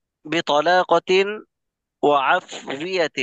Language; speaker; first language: Arabic; non-native, learner; Bangla